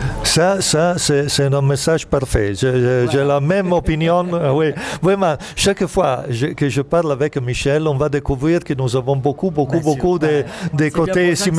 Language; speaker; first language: French; non-native, fluent; Italian